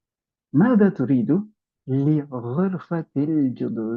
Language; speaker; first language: Arabic; non-native, fluent; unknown